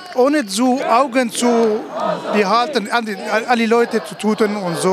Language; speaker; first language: German; non-native, learner; Kurdish